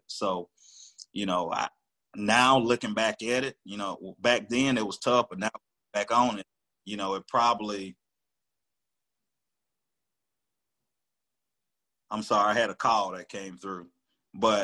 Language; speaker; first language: English; native; English